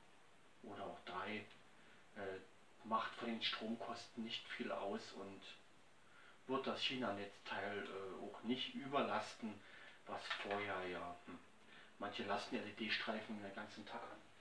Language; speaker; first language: German; native; German